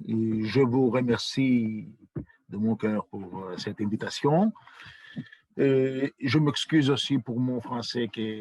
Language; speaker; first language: French; non-native, fluent; Greek